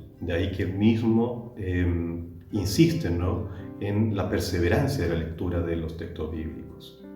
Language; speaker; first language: Spanish; native; Spanish